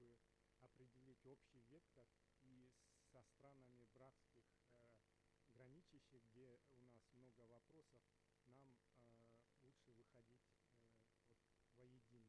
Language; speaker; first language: Russian; non-native, local second language; Kyrgyz